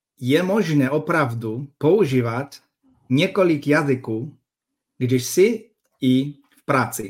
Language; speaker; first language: Czech; non-native, fluent; Polish